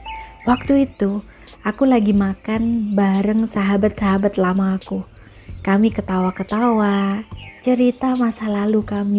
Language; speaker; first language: Indonesian; native; Indonesian